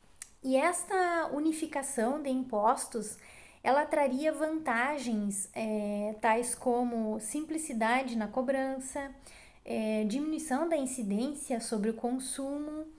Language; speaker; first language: Portuguese; native; Portuguese